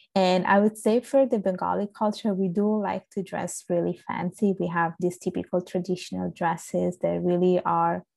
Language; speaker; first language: English; non-native, fluent; Italian